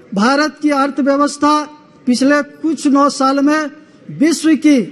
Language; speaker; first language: Hindi; native; Hindi